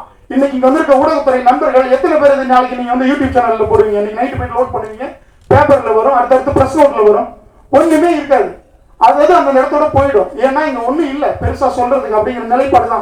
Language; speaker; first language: Tamil; native; Tamil